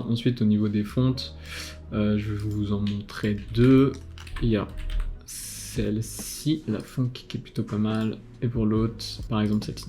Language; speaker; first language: French; native; French